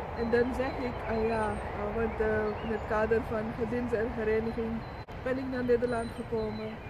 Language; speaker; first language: Dutch; non-native, fluent; Urdu